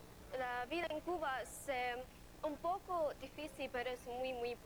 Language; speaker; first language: Spanish; non-native, learner; Arabic